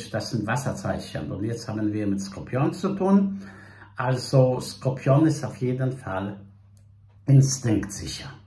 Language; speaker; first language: German; non-native, fluent; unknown